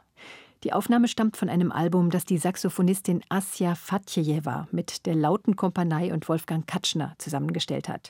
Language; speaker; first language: German; native; German